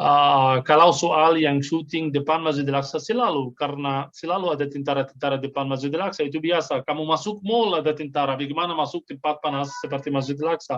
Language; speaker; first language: Indonesian; non-native, fluent; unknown